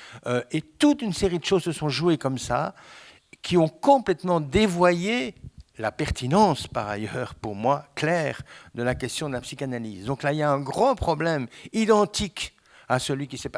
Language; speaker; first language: French; native; French